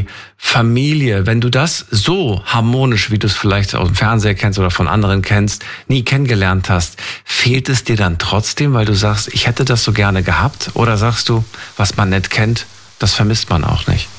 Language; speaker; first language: German; native; German